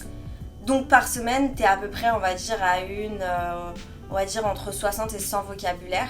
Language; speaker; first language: French; native; French